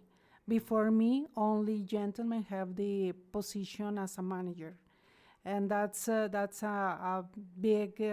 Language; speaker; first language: English; non-native, learner; Spanish